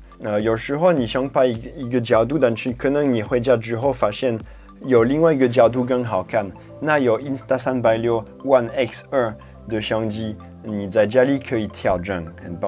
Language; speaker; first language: Chinese; non-native, fluent; French